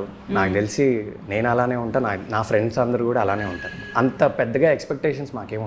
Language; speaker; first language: Telugu; native; Telugu